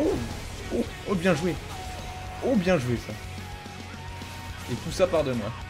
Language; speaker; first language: French; native; French